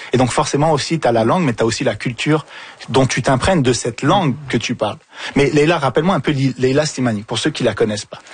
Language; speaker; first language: French; early bilingual, other home language; Arabic